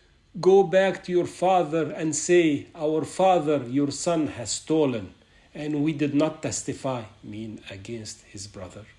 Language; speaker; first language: English; non-native, fluent; Arabic